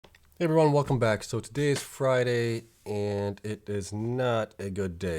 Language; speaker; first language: English; native; English